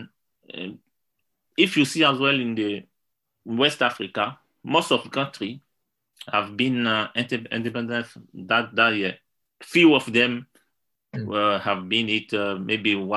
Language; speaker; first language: English; non-native, learner; Yoruba